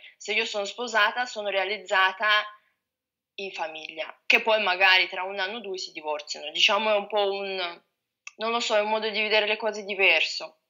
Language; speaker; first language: Italian; non-native, fluent; Russian